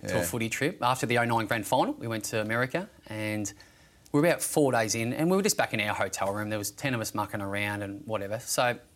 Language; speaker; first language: English; native; English